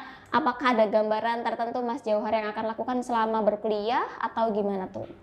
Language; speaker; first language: Indonesian; native; Indonesian